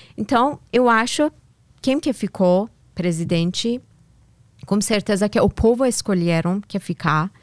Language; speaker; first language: Portuguese; non-native, learner; Persian